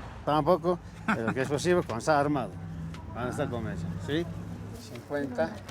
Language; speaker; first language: Spanish; native; Spanish